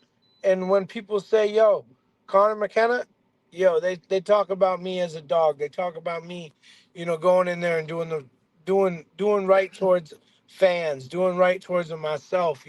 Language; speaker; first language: English; native; English